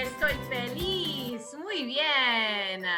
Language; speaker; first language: Spanish; non-native, fluent; English